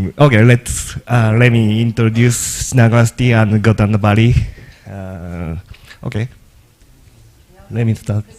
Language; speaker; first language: English; non-native, learner; Japanese